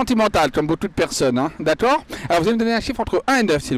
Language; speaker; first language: French; native; French